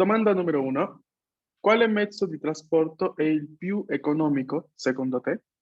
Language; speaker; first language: Italian; non-native, fluent; Spanish